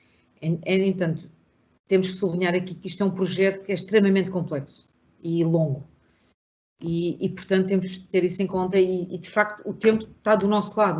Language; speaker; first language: Portuguese; native; Portuguese